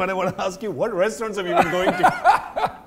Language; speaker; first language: English; non-native, local second language; Hindi